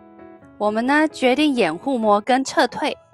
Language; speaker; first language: Chinese; native; Chinese